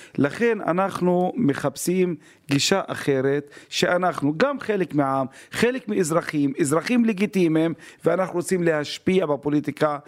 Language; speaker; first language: Hebrew; non-native, local second language; Arabic